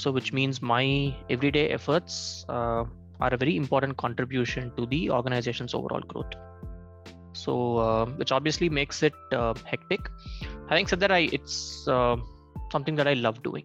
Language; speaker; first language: English; non-native, local second language; Tamil